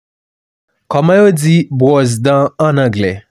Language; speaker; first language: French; non-native, local second language; Haitian Creole